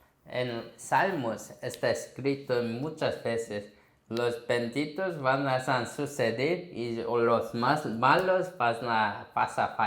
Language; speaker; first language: Spanish; non-native, fluent; Korean